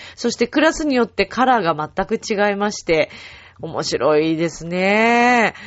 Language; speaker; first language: Japanese; native; Japanese